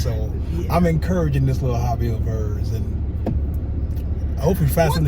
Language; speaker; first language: English; native; English